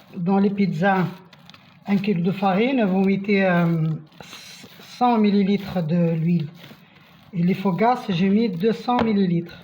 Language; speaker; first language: French; non-native, local second language; Arabic